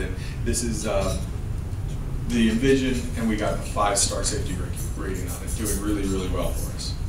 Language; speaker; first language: English; native; English